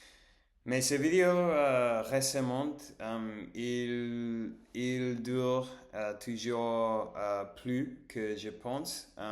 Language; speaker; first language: French; non-native, learner; English